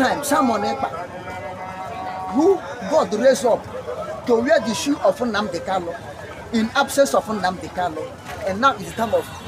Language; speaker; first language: English; non-native, local second language; Igbo